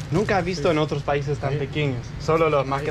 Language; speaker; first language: Spanish; non-native, fluent; Danish